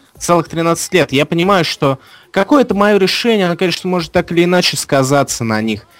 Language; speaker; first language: Russian; non-native, fluent; English